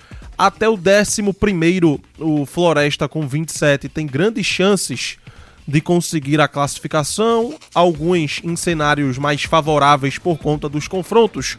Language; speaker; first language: Portuguese; native; Portuguese